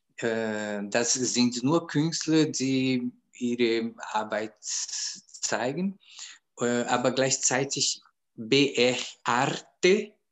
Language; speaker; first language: German; non-native, fluent; Portuguese